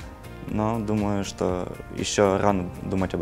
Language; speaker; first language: Russian; non-native, local second language; Ukrainian